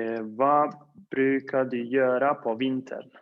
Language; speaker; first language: Swedish; non-native, fluent; Spanish